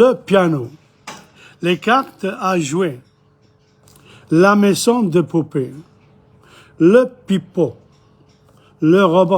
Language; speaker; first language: French; non-native, fluent; English